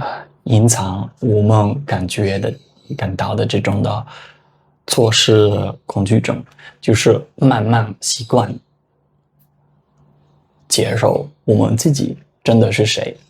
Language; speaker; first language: Chinese; non-native, fluent; Spanish